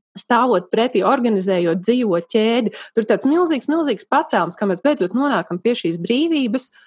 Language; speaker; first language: Latvian; native; Latvian